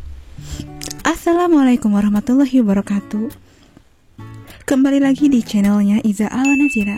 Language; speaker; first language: Indonesian; native; Indonesian